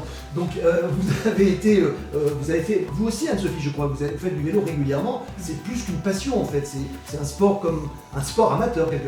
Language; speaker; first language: French; native; French